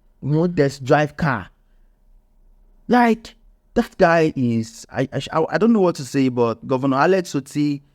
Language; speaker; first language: English; non-native, local second language; Igbo